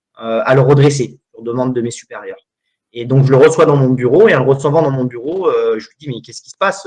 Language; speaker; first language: French; native; French